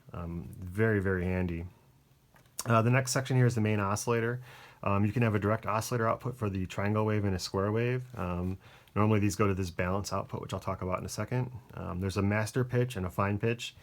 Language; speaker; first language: English; native; English